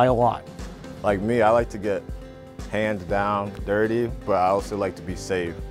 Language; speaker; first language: English; native; English